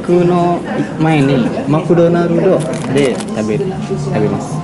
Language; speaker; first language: Japanese; non-native, learner; Indonesian